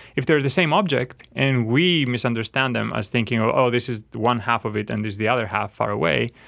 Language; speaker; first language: English; non-native, fluent; Greek